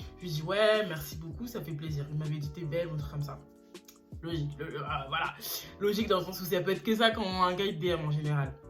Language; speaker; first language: French; early bilingual, other home language; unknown